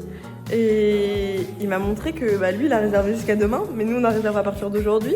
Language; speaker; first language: French; native; French